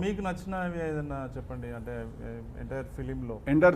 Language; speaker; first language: Telugu; native; Telugu